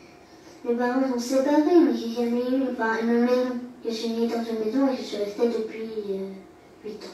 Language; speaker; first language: French; early bilingual, other home language; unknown